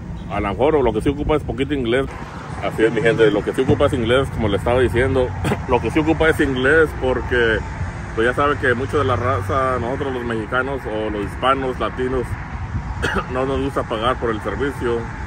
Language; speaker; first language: Spanish; native; Spanish